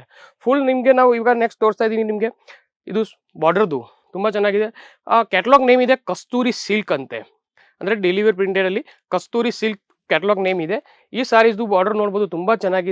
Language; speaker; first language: Kannada; non-native, local second language; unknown